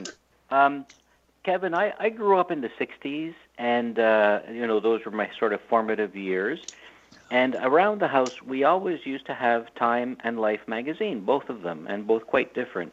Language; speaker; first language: English; native; English